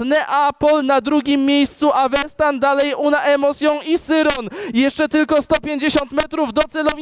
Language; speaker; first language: Polish; native; Polish